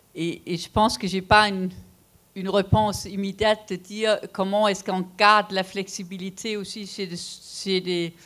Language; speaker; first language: French; non-native, fluent; Danish